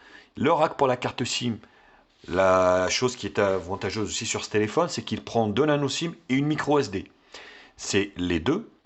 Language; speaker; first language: French; native; French